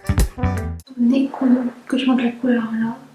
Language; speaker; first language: French; native; French